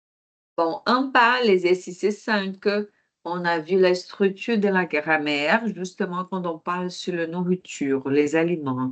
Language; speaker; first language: French; non-native, fluent; Portuguese